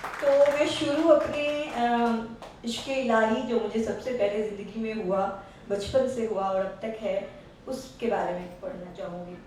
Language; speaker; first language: Urdu; non-native, local second language; Saraiki